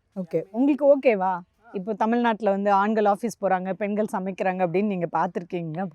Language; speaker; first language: Tamil; native; Tamil